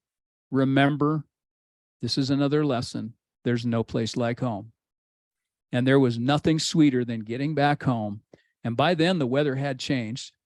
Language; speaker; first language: English; native; English